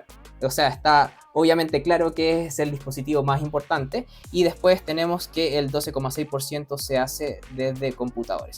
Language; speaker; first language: Spanish; native; Spanish